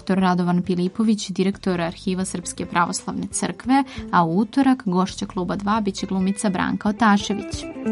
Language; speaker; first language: Serbian; native; Serbian